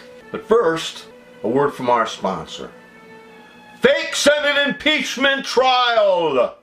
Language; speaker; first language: English; native; English